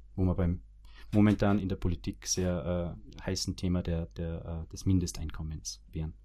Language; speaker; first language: German; early bilingual, other home language; Bosnian